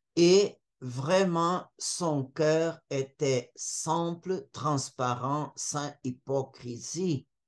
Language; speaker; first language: French; non-native, fluent; Portuguese